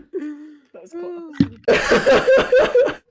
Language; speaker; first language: English; native; English